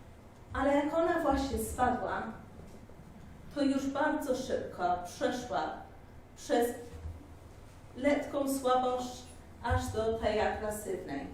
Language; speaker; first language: Polish; early bilingual, heritage; Polish